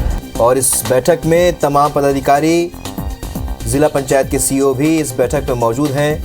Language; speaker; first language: Hindi; native; Hindi